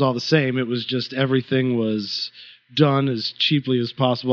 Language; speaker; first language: English; native; English